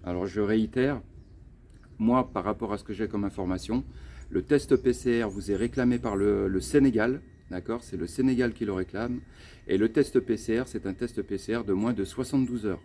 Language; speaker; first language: French; native; French